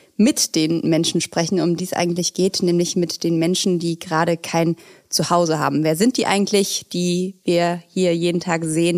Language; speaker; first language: German; native; German